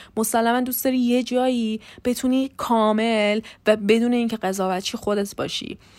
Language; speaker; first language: Persian; early bilingual, heritage; Persian